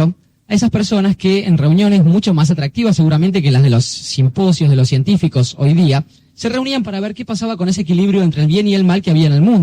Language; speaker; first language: Spanish; native; Spanish